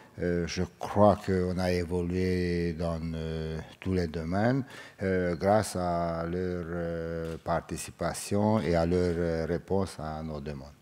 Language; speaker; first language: French; non-native, fluent; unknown